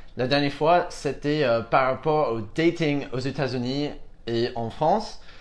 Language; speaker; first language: French; non-native, fluent; English